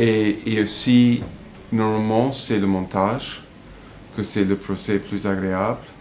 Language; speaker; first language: French; non-native, fluent; English